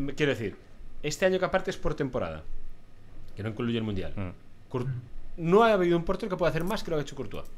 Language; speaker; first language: Spanish; native; Spanish